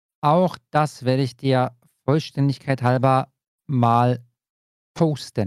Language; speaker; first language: German; native; German